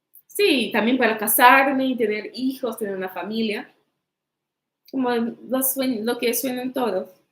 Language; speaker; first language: Spanish; non-native, fluent; English